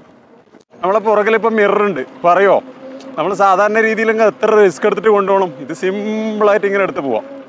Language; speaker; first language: Malayalam; native; Malayalam